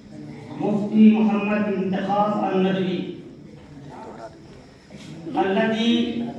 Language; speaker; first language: Arabic; non-native, fluent; Urdu